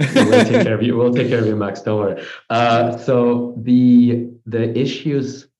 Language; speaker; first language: English; non-native, fluent; Russian